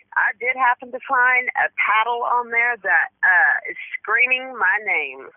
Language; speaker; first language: English; native; English